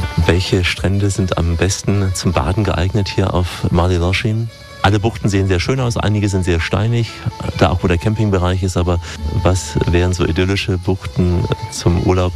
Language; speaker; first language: German; native; German